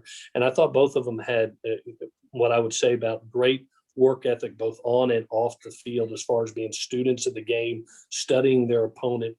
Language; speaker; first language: English; native; English